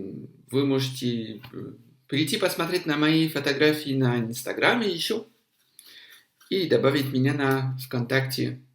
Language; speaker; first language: Russian; non-native, fluent; French